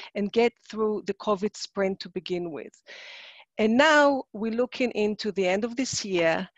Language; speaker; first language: English; non-native, fluent; Hebrew